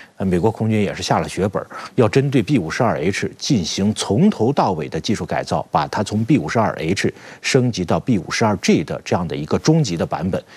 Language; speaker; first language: Chinese; native; Chinese